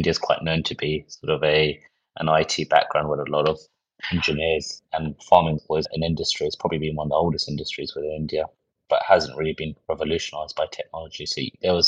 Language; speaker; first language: English; native; English